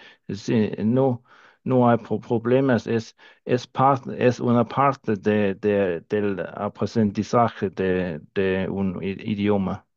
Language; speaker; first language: Spanish; non-native, fluent; Danish